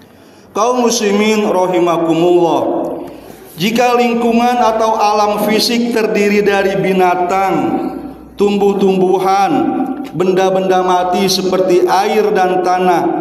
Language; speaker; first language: Indonesian; native; Indonesian